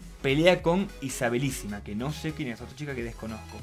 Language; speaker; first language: Spanish; native; Spanish